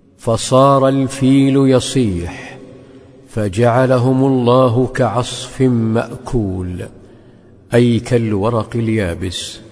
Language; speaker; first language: Arabic; native; Arabic